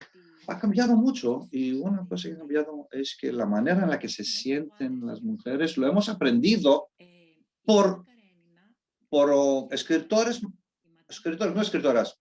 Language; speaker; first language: Spanish; non-native, fluent; Greek